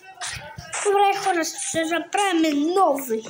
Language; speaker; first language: Bulgarian; early bilingual, heritage; Bulgarian